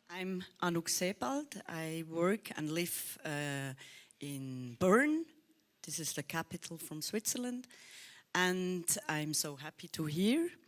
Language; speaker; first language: English; non-native, learner; Swiss German